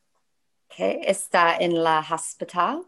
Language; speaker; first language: Spanish; non-native, learner; English